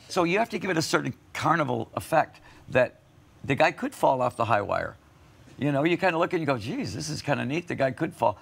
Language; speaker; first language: English; native; English